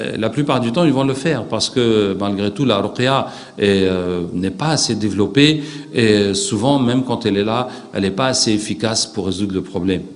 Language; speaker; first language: French; non-native, local second language; Arabic